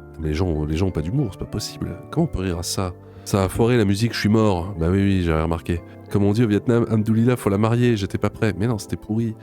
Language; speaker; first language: French; native; French